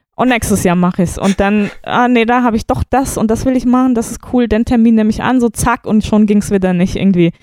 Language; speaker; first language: German; native; German